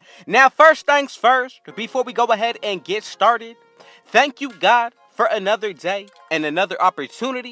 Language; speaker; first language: English; native; English